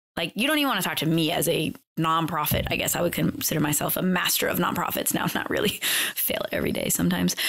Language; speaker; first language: English; native; English